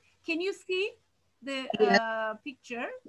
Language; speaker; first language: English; non-native, fluent; Turkish